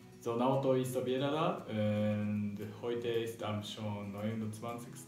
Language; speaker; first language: German; non-native, learner; Japanese